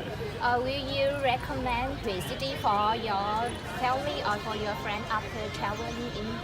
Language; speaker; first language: English; non-native, learner; Vietnamese